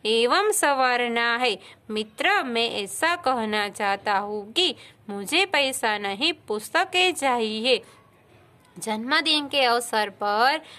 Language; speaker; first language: Hindi; non-native, local second language; Gujarati